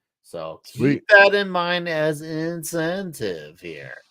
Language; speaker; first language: English; native; English